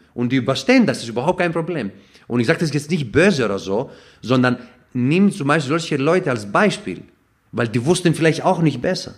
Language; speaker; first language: German; non-native, fluent; Greek